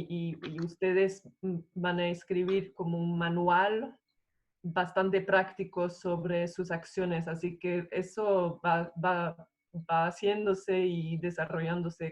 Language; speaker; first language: Spanish; non-native, fluent; English